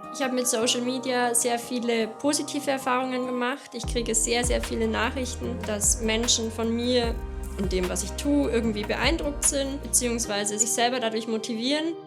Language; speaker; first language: German; native; German